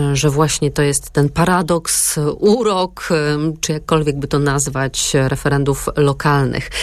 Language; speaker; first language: Polish; native; Polish